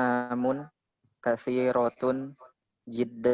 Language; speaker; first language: Arabic; non-native, learner; Indonesian